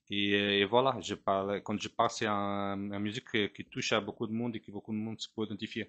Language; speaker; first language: French; non-native, fluent; Portuguese